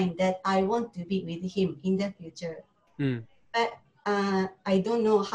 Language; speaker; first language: English; non-native, learner; Japanese